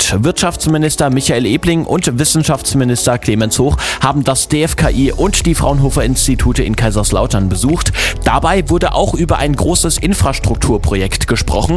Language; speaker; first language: German; native; German